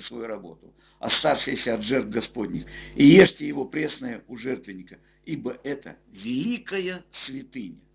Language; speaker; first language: Russian; native; Russian